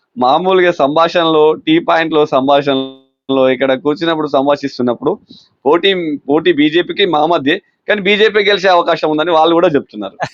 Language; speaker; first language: Telugu; native; Telugu